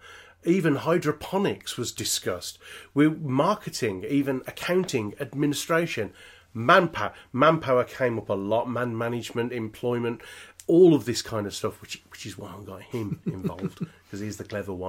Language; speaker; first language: English; native; English